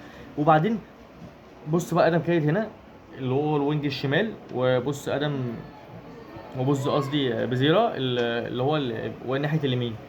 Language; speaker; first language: Arabic; native; Arabic